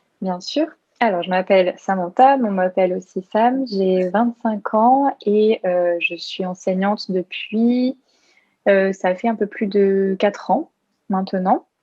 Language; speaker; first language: French; native; French